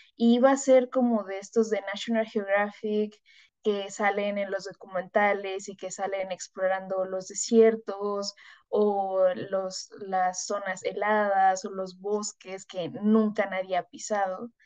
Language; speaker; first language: Spanish; native; Spanish